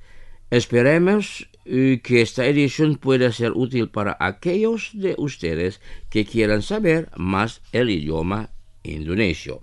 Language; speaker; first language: Spanish; non-native, fluent; Indonesian